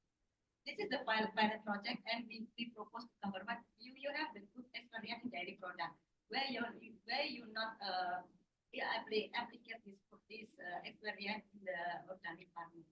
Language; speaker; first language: English; non-native, learner; Indonesian